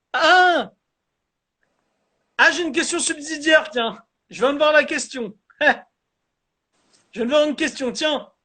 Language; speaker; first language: French; native; French